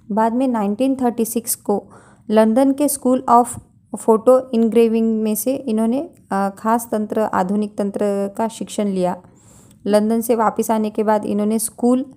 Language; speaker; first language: Hindi; non-native, local second language; Marathi